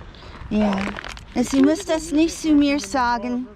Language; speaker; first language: German; non-native, learner; English